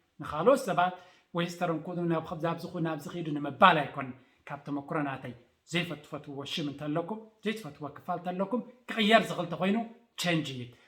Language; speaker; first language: Tigrinya; native; Tigrinya